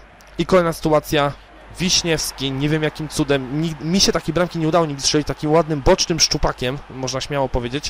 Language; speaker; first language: Polish; native; Polish